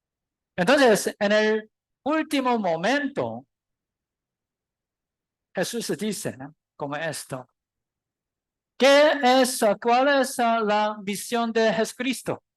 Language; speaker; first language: Spanish; non-native, learner; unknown